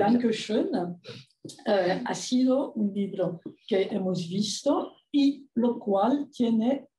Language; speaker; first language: Spanish; non-native, fluent; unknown